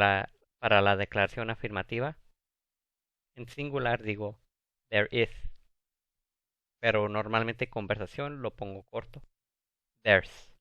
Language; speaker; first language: Spanish; early bilingual, heritage; Spanish